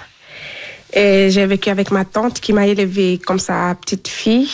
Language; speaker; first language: French; non-native, local second language; Fula